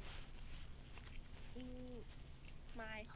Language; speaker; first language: English; non-native, learner; Chinese